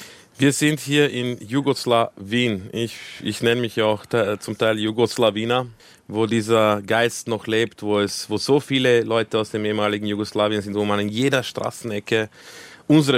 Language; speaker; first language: German; early bilingual, other home language; Croatian